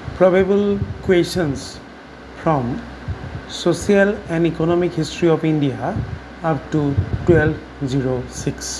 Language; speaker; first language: English; non-native, local second language; Assamese